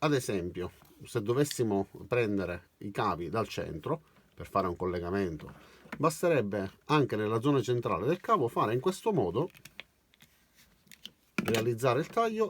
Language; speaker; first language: Italian; native; Italian